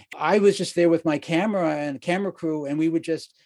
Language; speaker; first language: English; native; English